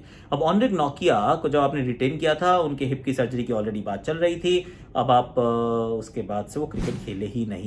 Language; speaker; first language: Hindi; native; Hindi